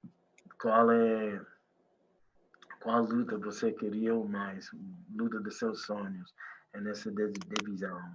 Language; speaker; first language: Portuguese; non-native, learner; English